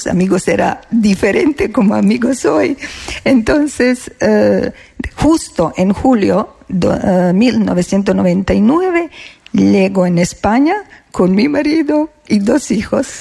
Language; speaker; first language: Spanish; non-native, learner; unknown